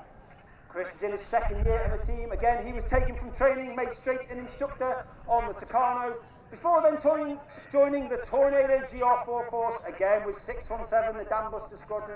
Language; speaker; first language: English; native; English